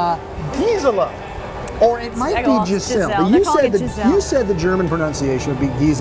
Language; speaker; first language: English; native; English